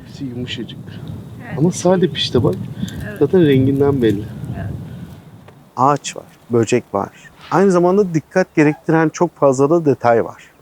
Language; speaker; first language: Turkish; native; Turkish